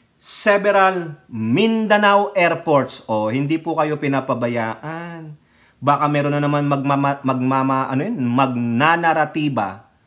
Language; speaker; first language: Filipino; native; Filipino